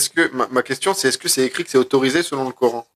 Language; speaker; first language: French; native; French